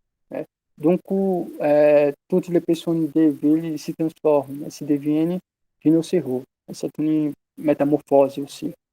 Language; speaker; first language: French; non-native, learner; Portuguese